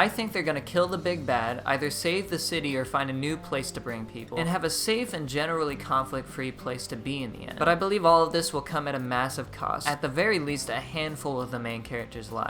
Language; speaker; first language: English; native; English